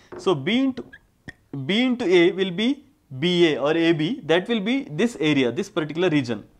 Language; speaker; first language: English; non-native, local second language; Kannada